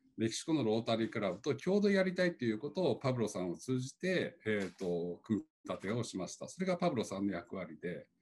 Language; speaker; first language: Japanese; native; Japanese